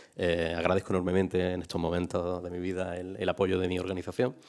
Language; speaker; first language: Spanish; native; Spanish